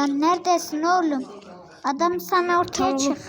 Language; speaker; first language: Turkish; native; Turkish